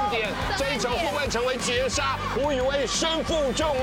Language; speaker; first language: Chinese; native; Chinese